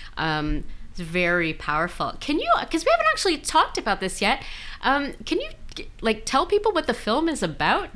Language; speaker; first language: English; native; English